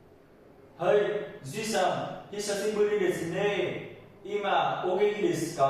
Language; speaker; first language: Japanese; non-native, learner; Vietnamese